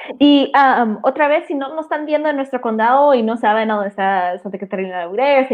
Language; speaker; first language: Spanish; early bilingual, heritage; Spanish